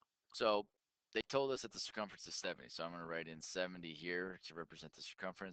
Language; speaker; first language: English; native; English